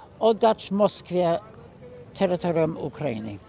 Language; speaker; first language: Polish; non-native, fluent; English